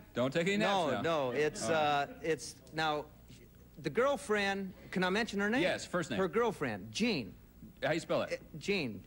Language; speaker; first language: English; native; English